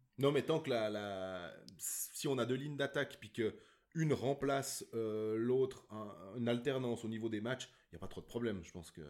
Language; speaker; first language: French; native; French